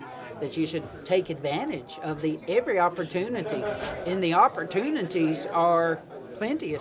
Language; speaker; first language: English; native; English